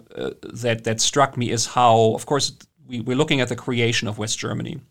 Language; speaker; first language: English; non-native, fluent; German